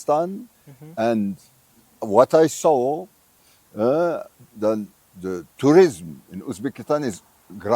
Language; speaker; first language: English; non-native, fluent; Arabic